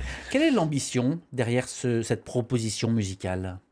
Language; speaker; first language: French; native; French